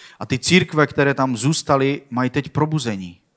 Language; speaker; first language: Czech; non-native, learner; Swedish